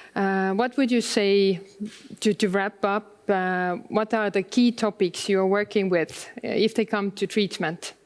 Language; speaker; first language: English; non-native, fluent; Estonian